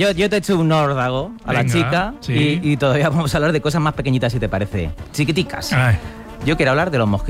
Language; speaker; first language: Spanish; native; Spanish